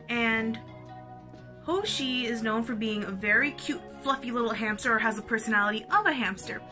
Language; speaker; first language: English; native; English